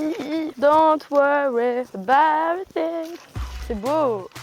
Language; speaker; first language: French; native; French